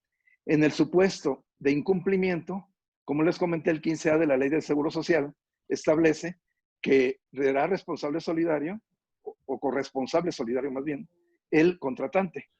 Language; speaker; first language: Spanish; native; Spanish